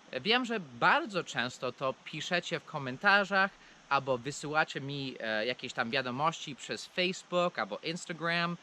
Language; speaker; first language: Polish; non-native, fluent; English